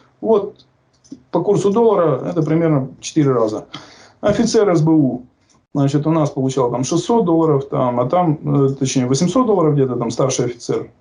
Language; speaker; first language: Russian; native; Russian